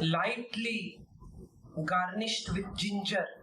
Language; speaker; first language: English; non-native, local second language; Gujarati